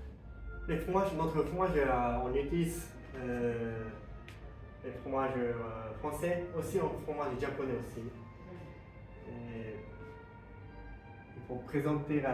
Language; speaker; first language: French; non-native, learner; Japanese